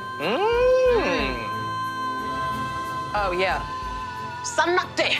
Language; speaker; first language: Korean; non-native, learner; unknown